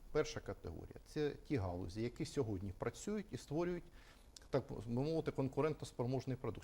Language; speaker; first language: Ukrainian; native; Ukrainian